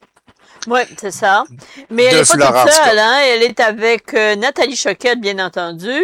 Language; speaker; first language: French; native; French